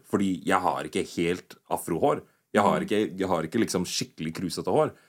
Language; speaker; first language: Norwegian; early bilingual, other home language; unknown